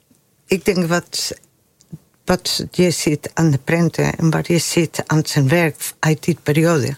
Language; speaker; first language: Dutch; non-native, fluent; Spanish